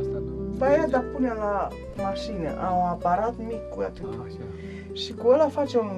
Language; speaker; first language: Romanian; native; Romanian